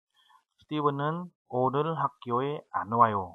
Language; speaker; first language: Korean; non-native, fluent; Vietnamese